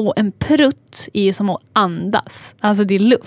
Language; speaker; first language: Swedish; native; Swedish